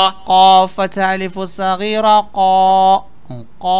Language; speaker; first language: Arabic; non-native, fluent; Filipino